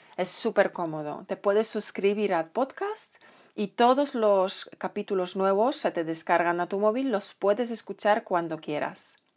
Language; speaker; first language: Spanish; non-native, fluent; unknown